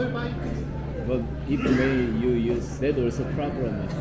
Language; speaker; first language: English; non-native, learner; Korean